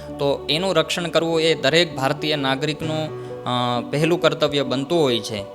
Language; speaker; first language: Gujarati; native; Gujarati